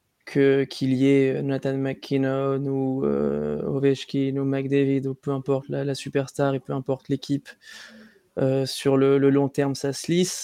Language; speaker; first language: French; native; French